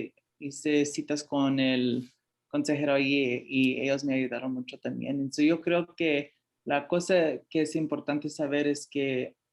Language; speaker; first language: Spanish; early bilingual, heritage; Spanish